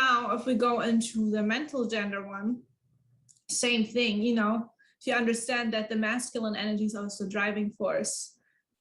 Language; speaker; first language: English; non-native, fluent; German